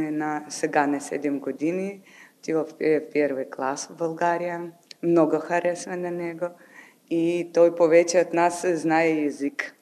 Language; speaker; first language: Bulgarian; non-native, learner; Ukrainian